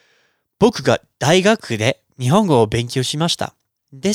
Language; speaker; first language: Japanese; non-native, fluent; English